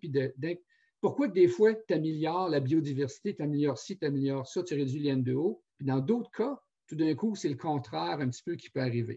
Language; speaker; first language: French; native; French